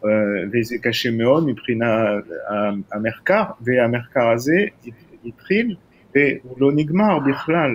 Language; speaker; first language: Hebrew; non-native, fluent; French